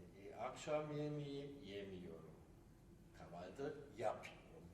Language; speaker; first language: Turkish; non-native, learner; German